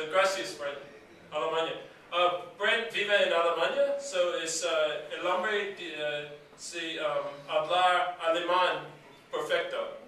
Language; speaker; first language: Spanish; non-native, learner; English